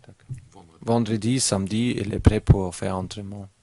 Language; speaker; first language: French; non-native, learner; German